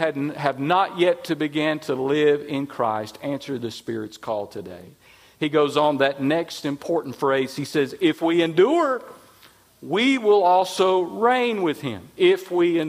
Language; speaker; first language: English; native; English